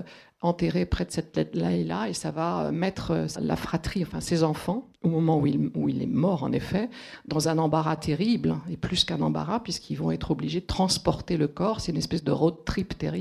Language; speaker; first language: French; native; French